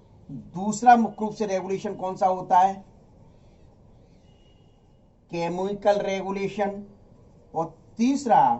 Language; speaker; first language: Hindi; native; Hindi